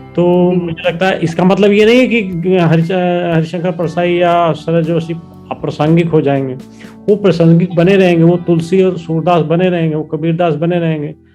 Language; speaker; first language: Hindi; native; Hindi